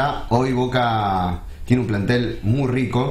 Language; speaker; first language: Spanish; native; Spanish